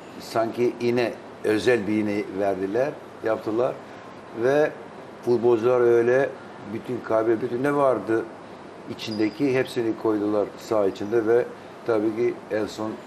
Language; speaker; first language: Turkish; non-native, fluent; Albanian